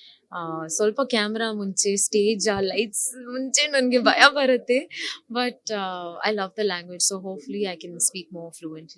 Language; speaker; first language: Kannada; non-native, learner; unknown